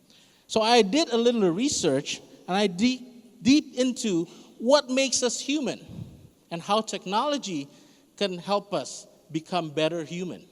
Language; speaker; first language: English; non-native, fluent; Indonesian